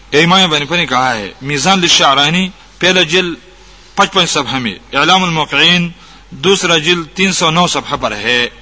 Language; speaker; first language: Urdu; non-native, local second language; Pashto